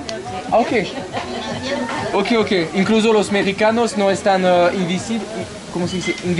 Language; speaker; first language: Spanish; non-native, learner; French